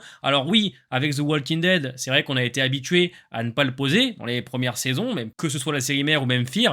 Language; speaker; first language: French; native; French